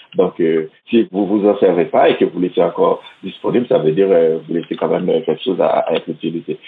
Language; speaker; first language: French; non-native, local second language; Haitian Creole